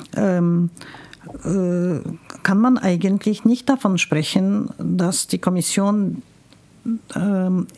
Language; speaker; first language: German; non-native, fluent; Polish